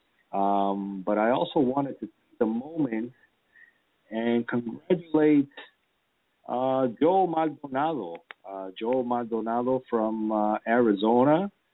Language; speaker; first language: English; early bilingual, other home language; Spanish